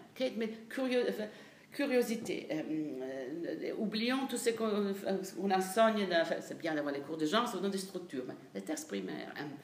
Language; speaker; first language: French; non-native, fluent; Italian